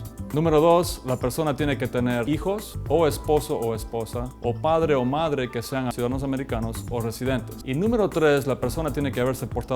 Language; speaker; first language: Spanish; native; Spanish